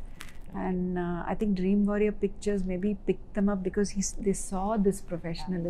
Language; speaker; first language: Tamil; non-native, local second language; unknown